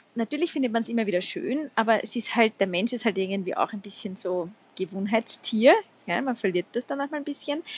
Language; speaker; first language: German; native; German